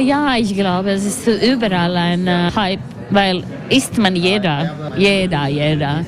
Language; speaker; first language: German; non-native, fluent; Latvian